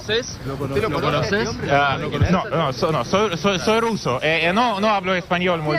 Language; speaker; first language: Spanish; non-native, learner; Russian